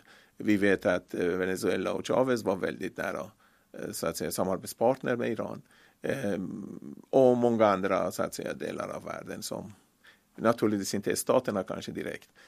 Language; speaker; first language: Swedish; non-native, fluent; Persian